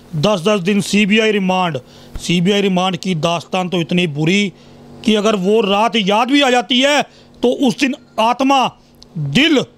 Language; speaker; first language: Hindi; non-native, local second language; Punjabi